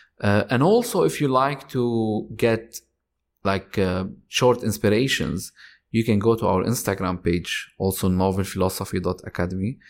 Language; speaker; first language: English; non-native, fluent; Arabic